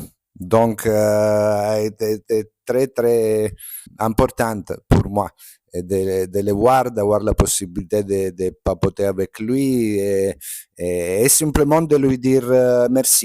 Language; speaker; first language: French; non-native, fluent; Italian